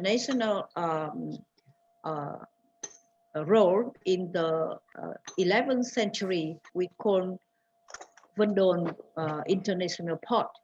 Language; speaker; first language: English; non-native, fluent; Vietnamese